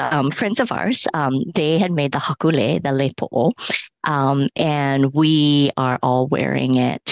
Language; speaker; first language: English; early bilingual, other home language; Cantonese